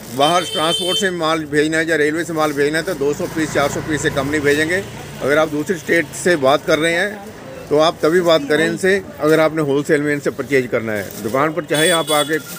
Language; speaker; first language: Hindi; non-native, local second language; Punjabi